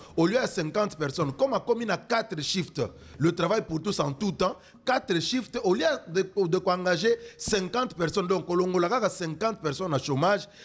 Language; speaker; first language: French; non-native, local second language; Lingala